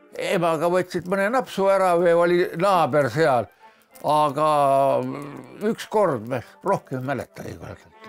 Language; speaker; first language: Estonian; native; Estonian